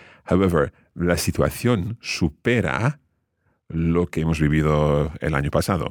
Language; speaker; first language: Spanish; non-native, fluent; English